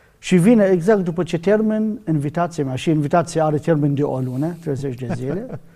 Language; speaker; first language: Romanian; non-native, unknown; Arabic